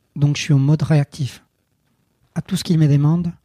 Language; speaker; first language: French; non-native, fluent; Spanish